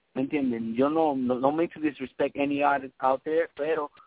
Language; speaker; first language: Spanish; early bilingual, heritage; Spanish